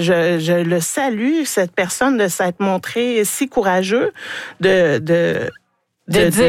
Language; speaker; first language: French; native; French